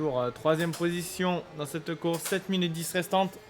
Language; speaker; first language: French; native; French